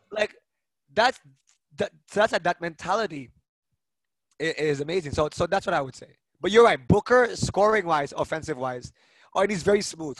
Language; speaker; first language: English; early bilingual, other home language; Indonesian